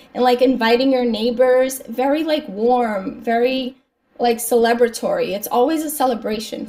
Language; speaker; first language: English; native; English